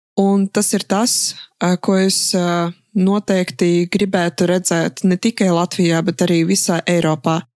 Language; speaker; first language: Latvian; non-native, local second language; Russian